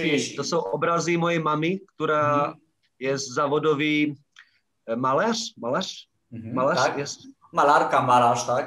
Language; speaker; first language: Polish; non-native, learner; Czech